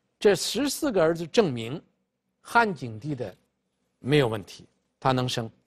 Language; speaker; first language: Chinese; native; Chinese